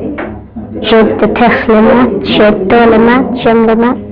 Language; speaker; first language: French; non-native, learner; English